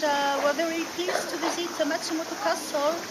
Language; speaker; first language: English; non-native, local second language; French